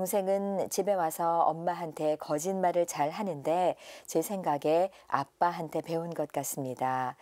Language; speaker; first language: Korean; native; Korean